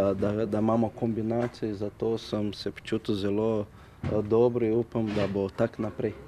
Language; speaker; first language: Slovenian; non-native, learner; Portuguese